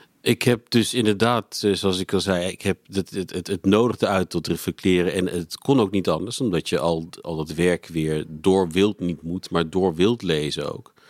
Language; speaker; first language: Dutch; native; Dutch